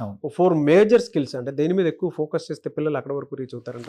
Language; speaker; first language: Telugu; native; Telugu